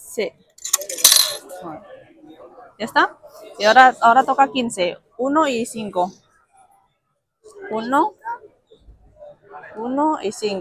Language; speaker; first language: Spanish; non-native, learner; Indonesian